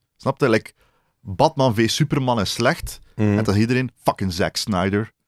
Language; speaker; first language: Dutch; native; Dutch